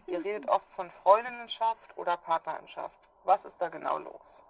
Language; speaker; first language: German; native; German